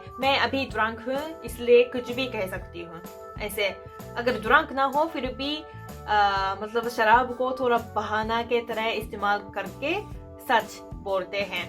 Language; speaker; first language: Hindi; non-native, fluent; Japanese